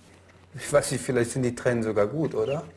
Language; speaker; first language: German; native; German